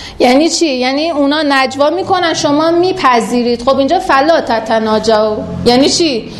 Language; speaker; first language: Persian; native; Persian